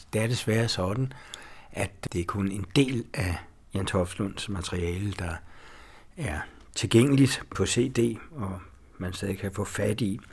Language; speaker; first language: Danish; native; Danish